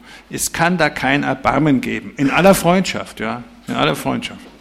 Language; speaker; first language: German; native; German